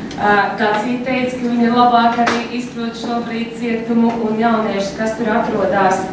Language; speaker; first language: Latvian; native; Latvian